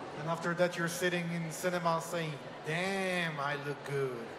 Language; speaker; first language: English; non-native, fluent; Polish